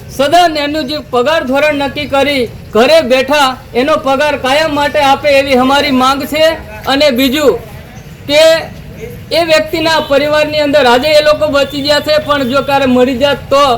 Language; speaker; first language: Gujarati; non-native, local second language; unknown